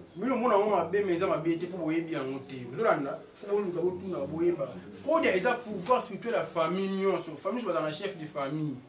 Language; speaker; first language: Lingala; non-native, local second language; Kongo